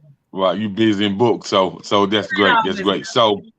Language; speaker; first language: English; native; English